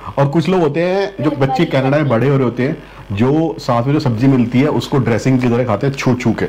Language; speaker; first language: Hindi; native; Hindi